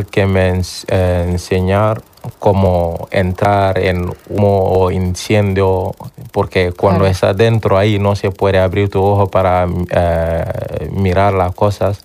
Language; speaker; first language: Spanish; non-native, learner; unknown